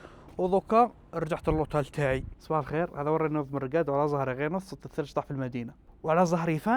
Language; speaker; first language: Arabic; native; Arabic